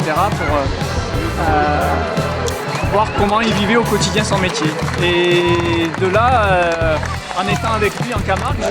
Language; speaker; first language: French; native; French